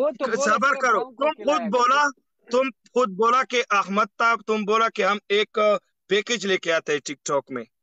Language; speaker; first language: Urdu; non-native, local second language; Pashto